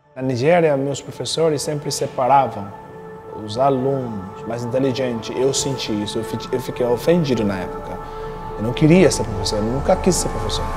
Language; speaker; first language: Portuguese; non-native, fluent; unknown